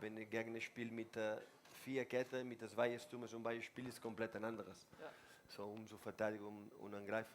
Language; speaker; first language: German; non-native, learner; Spanish